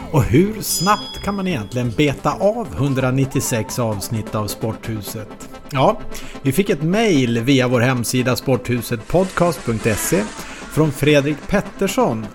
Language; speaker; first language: Swedish; native; Swedish